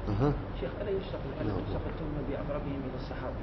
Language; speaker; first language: Arabic; native; Arabic